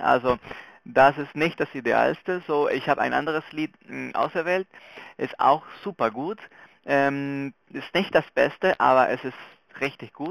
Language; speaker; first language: German; non-native, fluent; Spanish